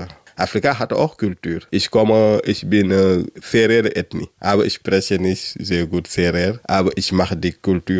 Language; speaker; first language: German; non-native, learner; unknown